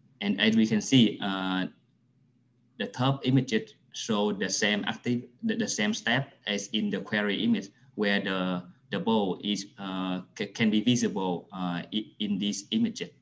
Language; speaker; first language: English; non-native, fluent; Vietnamese